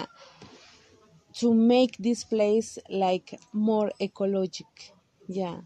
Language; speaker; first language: English; non-native, learner; Kaqchikel